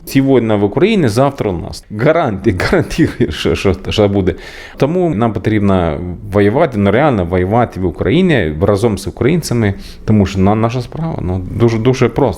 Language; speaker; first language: Ukrainian; non-native, learner; Swedish